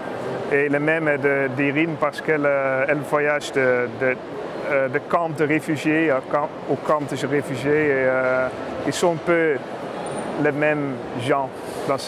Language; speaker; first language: French; non-native, learner; Dutch